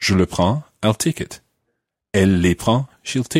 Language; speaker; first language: French; non-native, fluent; English